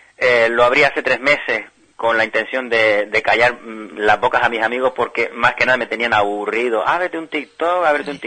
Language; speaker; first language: Spanish; native; Spanish